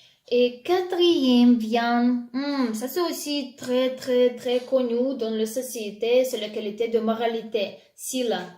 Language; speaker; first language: French; non-native, fluent; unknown